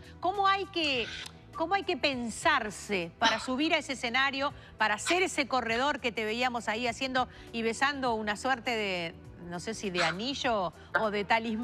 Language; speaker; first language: Spanish; native; Spanish